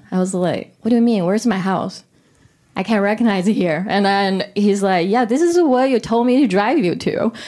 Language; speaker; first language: English; non-native, fluent; Korean